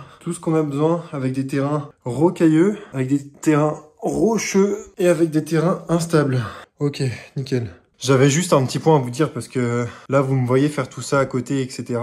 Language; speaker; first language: French; native; French